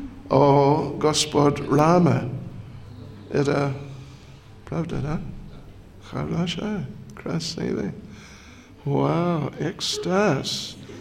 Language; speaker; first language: Russian; non-native, learner; English